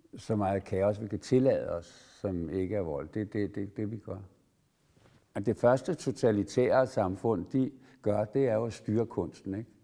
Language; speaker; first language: Danish; native; Danish